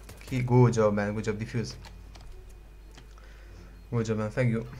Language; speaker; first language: English; non-native, learner; Romanian